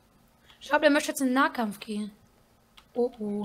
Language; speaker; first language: German; native; German